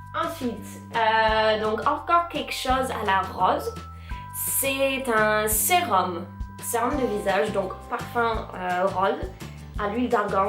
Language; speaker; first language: French; non-native, fluent; English